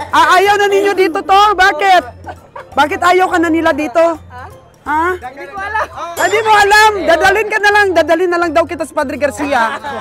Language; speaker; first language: Filipino; non-native, local second language; Aklanon